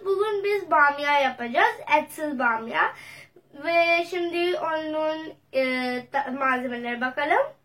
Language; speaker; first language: Turkish; non-native, learner; Urdu